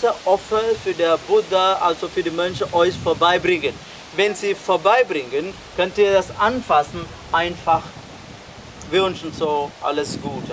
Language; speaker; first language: German; non-native, fluent; Sinhala